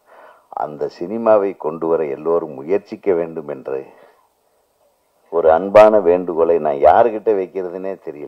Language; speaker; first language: Tamil; native; Tamil